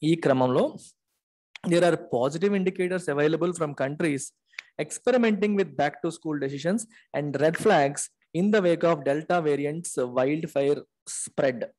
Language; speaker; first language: English; non-native, local second language; Telugu